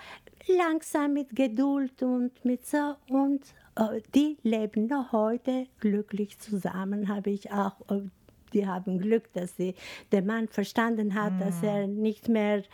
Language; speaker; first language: German; non-native, learner; Albanian